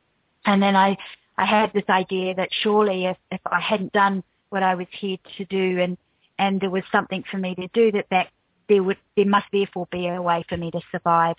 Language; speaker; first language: English; native; English